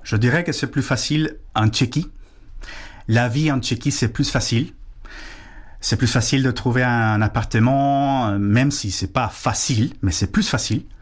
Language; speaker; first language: French; non-native, fluent; Spanish